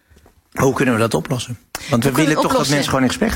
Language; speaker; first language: Dutch; native; Dutch